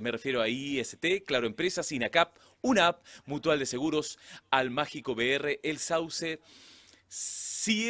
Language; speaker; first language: Spanish; native; Spanish